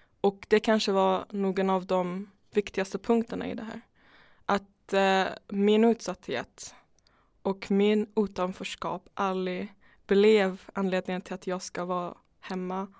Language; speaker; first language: Swedish; non-native, fluent; Persian